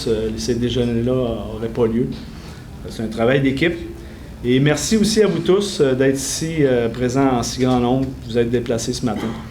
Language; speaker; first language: French; native; French